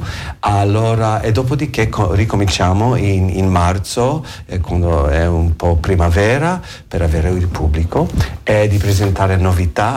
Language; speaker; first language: Italian; non-native, learner; English